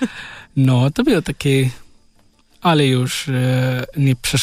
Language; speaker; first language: Polish; non-native, learner; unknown